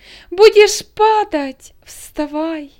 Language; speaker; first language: Russian; native; Russian